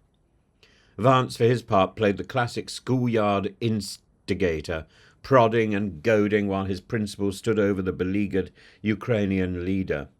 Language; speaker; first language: English; native; English